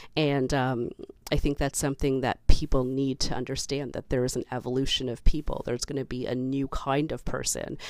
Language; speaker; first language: English; native; English